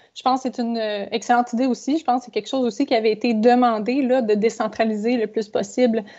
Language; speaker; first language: French; native; French